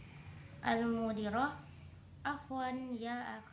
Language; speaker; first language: Arabic; non-native, learner; Indonesian